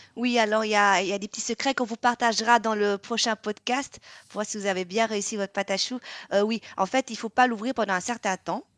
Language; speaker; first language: French; non-native, fluent; Vietnamese